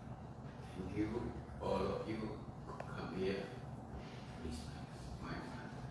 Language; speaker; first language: English; non-native, fluent; Indonesian